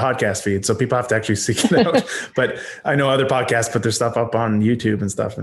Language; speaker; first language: English; native; English